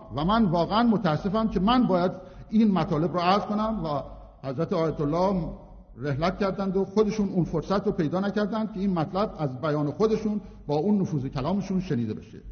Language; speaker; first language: Persian; non-native, local second language; Azerbaijani